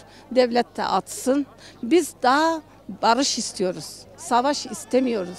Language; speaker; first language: Turkish; non-native, local second language; Kurdish